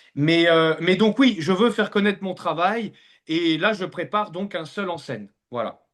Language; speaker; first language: French; native; French